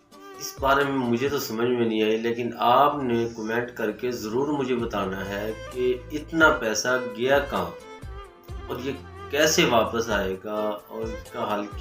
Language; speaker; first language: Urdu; non-native, local second language; Punjabi